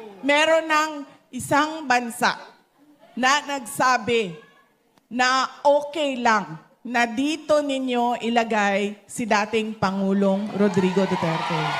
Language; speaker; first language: Filipino; non-native, local second language; Cebuano